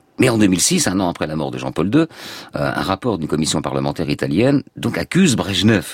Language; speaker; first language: French; native; French